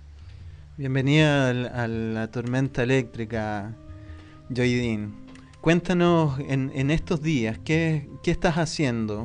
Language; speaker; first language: Spanish; native; Spanish